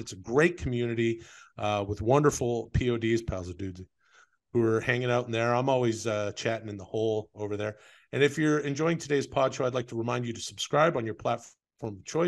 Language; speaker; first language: English; native; English